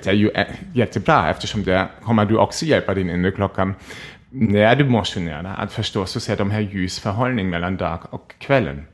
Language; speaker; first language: Swedish; non-native, fluent; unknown